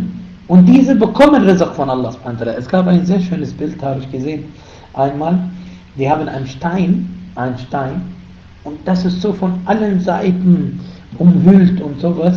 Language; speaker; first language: German; non-native, fluent; Arabic